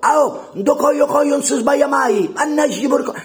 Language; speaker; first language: Italian; native; Italian